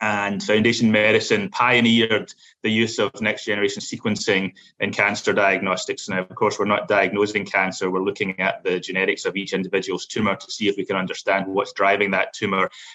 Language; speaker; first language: English; native; English